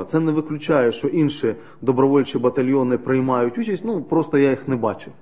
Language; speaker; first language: Ukrainian; native; Ukrainian